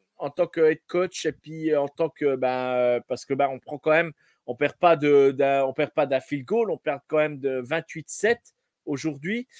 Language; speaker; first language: French; native; French